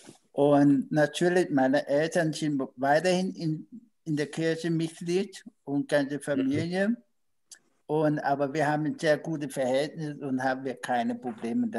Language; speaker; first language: German; non-native, learner; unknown